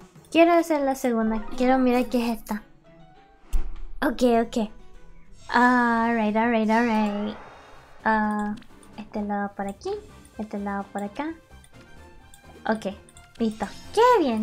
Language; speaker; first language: Spanish; early bilingual, heritage; Spanish